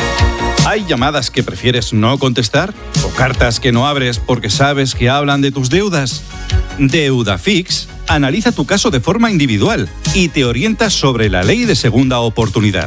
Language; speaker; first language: Spanish; native; Spanish